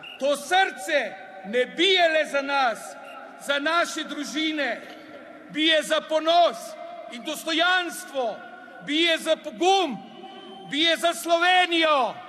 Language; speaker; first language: Slovenian; native; Slovenian